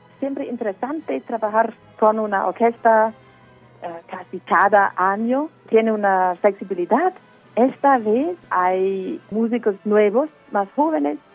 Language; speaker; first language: Spanish; non-native, fluent; English